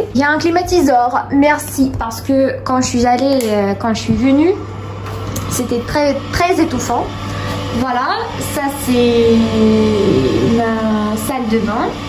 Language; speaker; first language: French; non-native, fluent; Russian